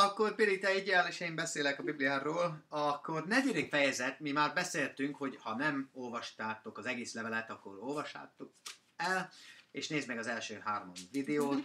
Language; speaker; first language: Hungarian; non-native, fluent; English